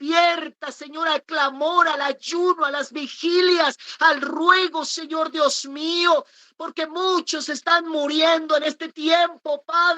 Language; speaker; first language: Spanish; native; Spanish